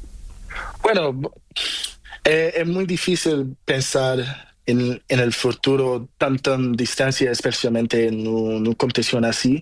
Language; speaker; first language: Spanish; non-native, learner; Portuguese